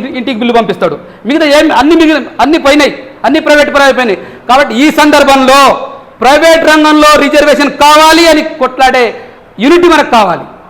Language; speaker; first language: Telugu; non-native, local second language; Lambadi